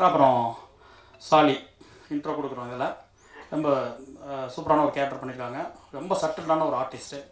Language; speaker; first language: Tamil; native; Tamil